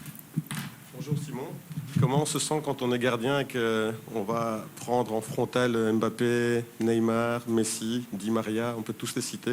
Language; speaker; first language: French; native; French